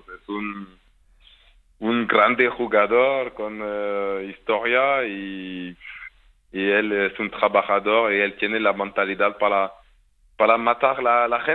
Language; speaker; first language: Spanish; non-native, fluent; French